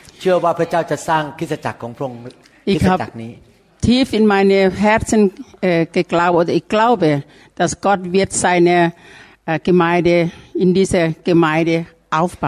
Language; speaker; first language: German; non-native, fluent; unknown